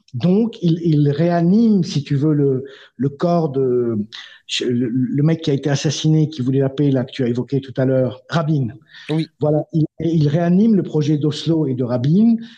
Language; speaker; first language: French; non-native, local second language; Arabic